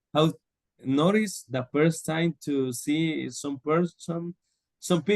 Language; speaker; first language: English; non-native, learner; Spanish